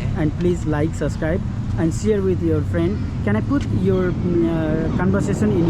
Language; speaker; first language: English; non-native, learner; Nepali